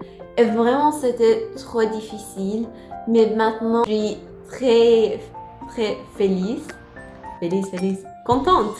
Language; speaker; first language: French; non-native, learner; Persian